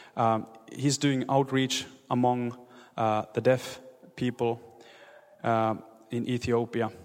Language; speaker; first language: English; non-native, fluent; Finnish